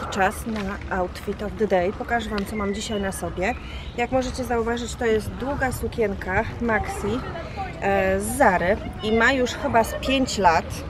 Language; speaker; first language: Polish; native; Polish